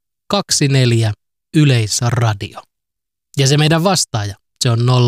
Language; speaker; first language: Finnish; native; Finnish